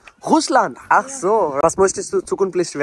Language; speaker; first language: German; non-native, learner; Bangla